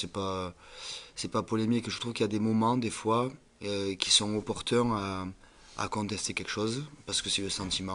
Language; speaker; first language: French; native; French